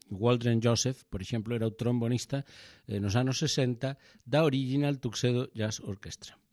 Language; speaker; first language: Galician; native; Galician